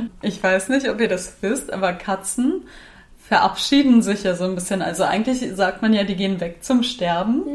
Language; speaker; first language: German; early bilingual, other home language; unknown